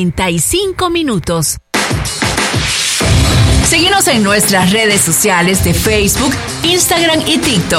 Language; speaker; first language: Spanish; native; Spanish